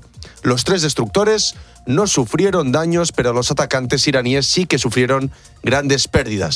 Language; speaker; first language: Spanish; native; Spanish